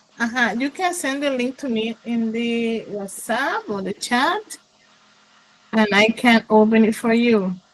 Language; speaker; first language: English; non-native, learner; Spanish